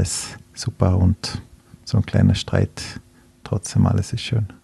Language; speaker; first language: German; native; German